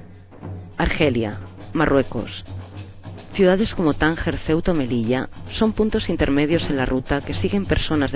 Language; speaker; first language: Spanish; native; Spanish